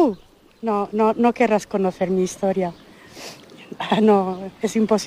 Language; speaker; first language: Spanish; early bilingual, heritage; Spanish